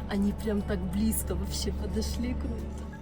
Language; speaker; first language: Russian; native; Russian